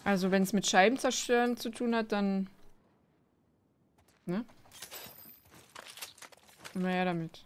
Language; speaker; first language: German; native; German